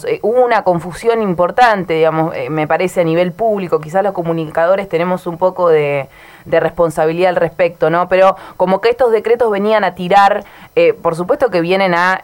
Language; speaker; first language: Spanish; native; Spanish